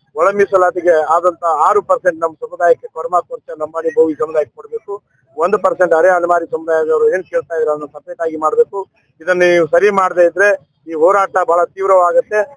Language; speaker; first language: Kannada; non-native, local second language; Lambadi